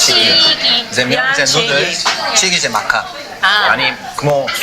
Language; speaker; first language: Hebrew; non-native, learner; Korean